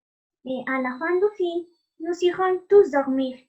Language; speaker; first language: French; non-native, learner; Spanish